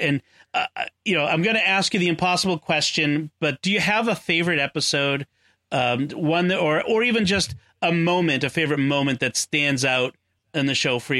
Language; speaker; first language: English; native; English